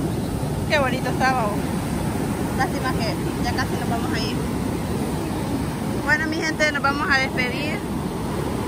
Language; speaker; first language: Spanish; native; Spanish